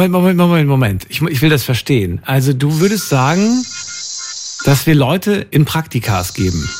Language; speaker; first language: German; native; German